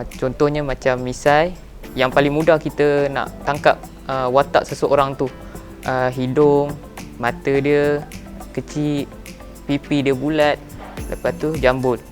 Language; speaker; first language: Malay; native; Malay